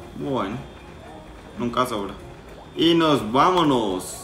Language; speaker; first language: Spanish; native; Spanish